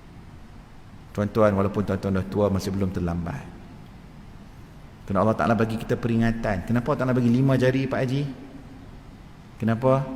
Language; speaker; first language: Malay; native; Malay